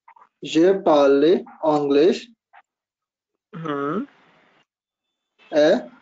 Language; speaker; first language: French; non-native, learner; Hindi